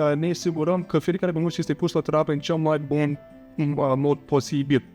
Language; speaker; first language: Romanian; non-native, fluent; English